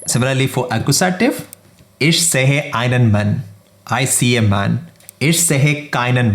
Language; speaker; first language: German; non-native, fluent; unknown